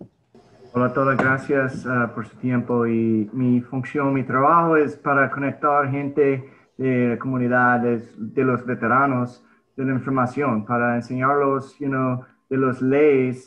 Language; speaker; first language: Spanish; early bilingual, heritage; English